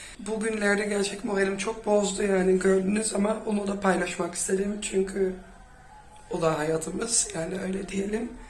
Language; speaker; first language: Turkish; early bilingual, heritage; Turkish